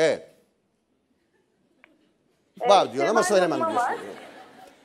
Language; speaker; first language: Turkish; native; Turkish